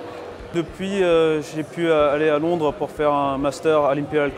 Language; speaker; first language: French; non-native, fluent; Greek